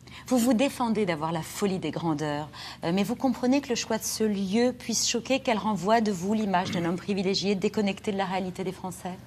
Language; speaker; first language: French; native; French